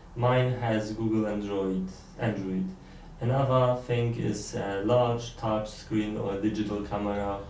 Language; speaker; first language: English; non-native, learner; Polish